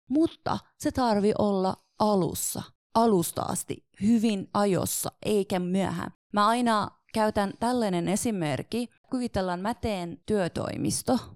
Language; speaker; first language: Finnish; non-native, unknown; Persian